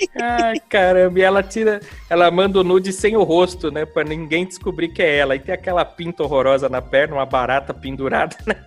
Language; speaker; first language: Portuguese; native; Portuguese